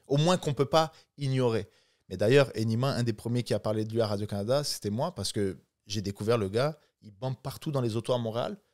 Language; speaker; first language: French; non-native, local second language; Arabic